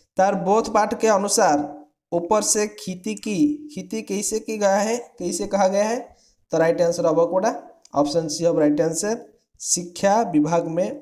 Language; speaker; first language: Hindi; non-native, local second language; Odia